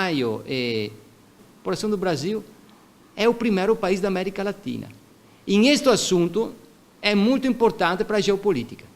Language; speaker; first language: Portuguese; non-native, fluent; Italian